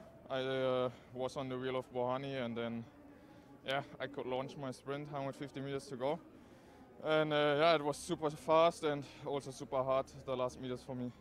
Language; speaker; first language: English; non-native, fluent; German